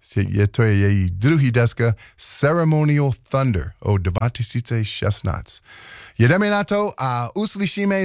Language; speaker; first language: Czech; non-native, learner; English